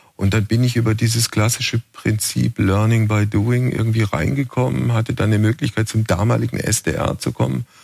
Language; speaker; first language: German; native; German